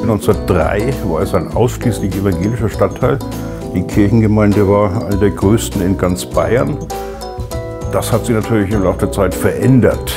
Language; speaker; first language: German; native; German